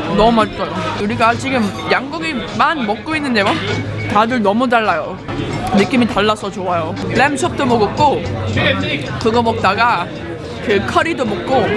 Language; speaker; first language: Korean; non-native, fluent; English